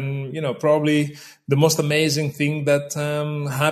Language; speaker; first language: English; non-native, fluent; Greek